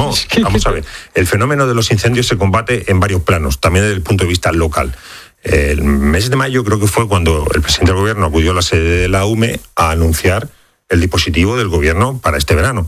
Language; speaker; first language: Spanish; native; Spanish